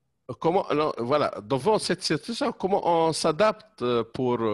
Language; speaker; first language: French; non-native, local second language; Arabic